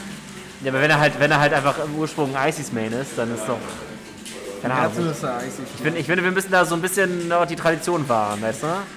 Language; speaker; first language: German; native; German